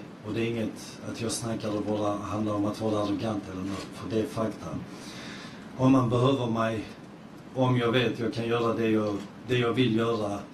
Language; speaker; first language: Swedish; early bilingual, other home language; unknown